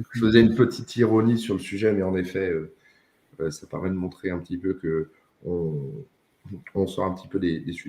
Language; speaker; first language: French; native; French